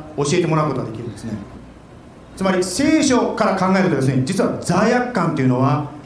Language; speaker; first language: Japanese; native; Japanese